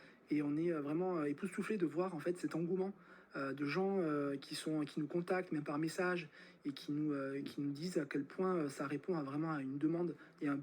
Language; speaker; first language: French; native; French